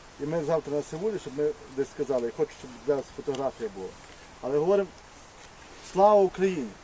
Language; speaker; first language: Ukrainian; native; Ukrainian